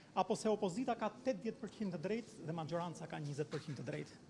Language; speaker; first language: Albanian; native; Albanian